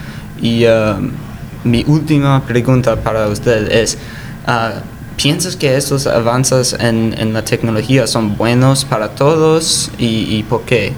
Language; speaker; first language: Spanish; non-native, fluent; English